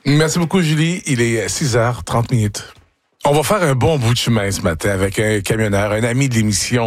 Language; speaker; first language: French; native; French